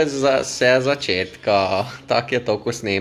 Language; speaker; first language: Slovenian; native; Slovenian